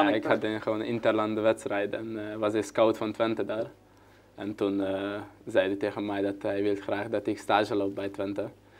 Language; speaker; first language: Dutch; non-native, learner; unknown